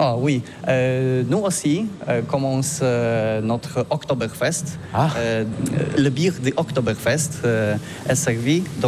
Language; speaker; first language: French; non-native, learner; Polish